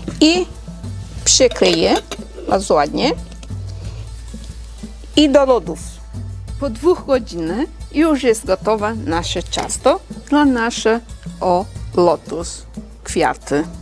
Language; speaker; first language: Polish; non-native, learner; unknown